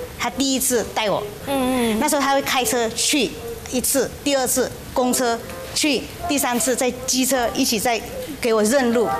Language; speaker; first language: Chinese; early bilingual, heritage; Chinese